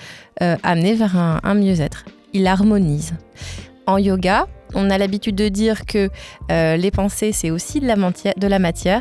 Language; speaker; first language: French; native; French